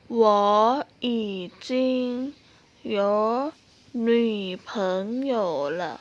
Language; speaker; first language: Chinese; non-native, fluent; Thai